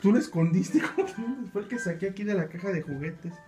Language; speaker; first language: Spanish; native; Spanish